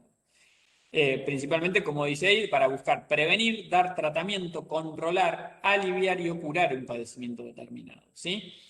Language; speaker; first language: Spanish; native; Spanish